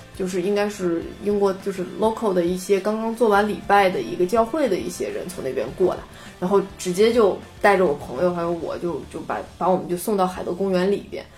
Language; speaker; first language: Chinese; native; Chinese